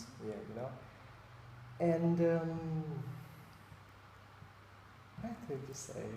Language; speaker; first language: English; non-native, fluent; Vietnamese